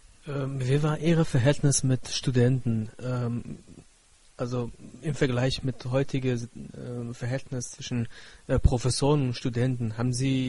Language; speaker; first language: German; non-native, fluent; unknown